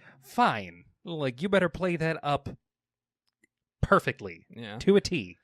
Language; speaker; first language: English; native; English